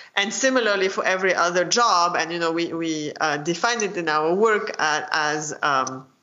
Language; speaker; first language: English; non-native, fluent; French